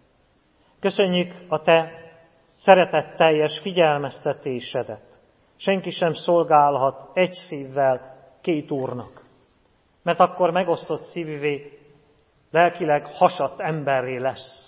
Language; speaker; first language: Hungarian; native; Hungarian